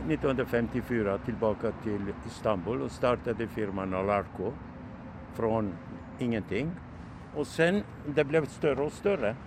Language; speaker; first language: Swedish; non-native, fluent; Turkish